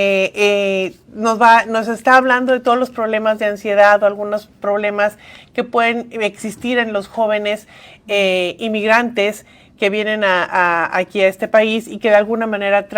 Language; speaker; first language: Spanish; native; Spanish